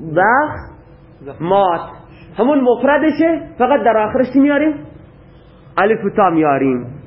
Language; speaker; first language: Persian; native; Persian